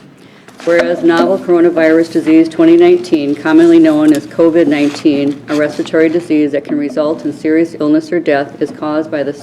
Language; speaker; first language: English; native; English